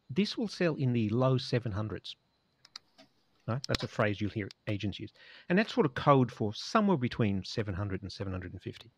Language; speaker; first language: English; native; English